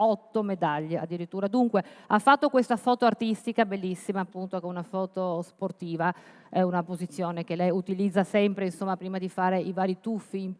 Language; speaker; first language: Italian; native; Italian